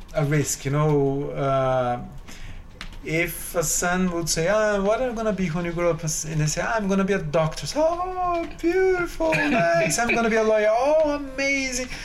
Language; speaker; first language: English; non-native, fluent; Portuguese